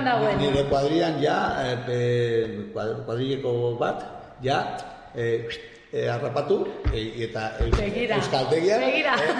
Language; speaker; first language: Basque; non-native, local second language; Spanish